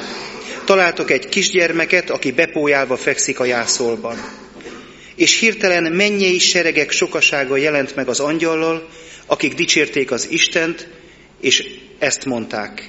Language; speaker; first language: Hungarian; native; Hungarian